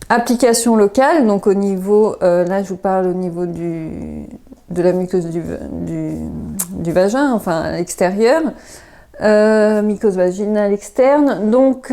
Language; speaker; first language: French; native; French